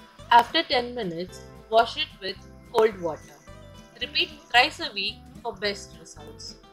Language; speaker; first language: English; non-native, local second language; Tamil